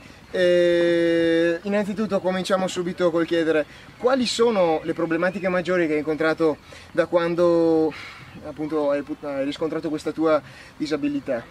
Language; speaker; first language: Italian; native; Italian